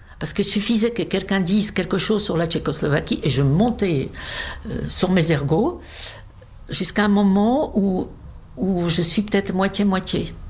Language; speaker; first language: French; non-native, fluent; Czech